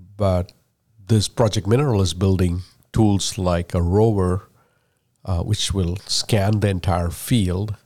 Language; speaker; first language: English; non-native, local second language; Malayalam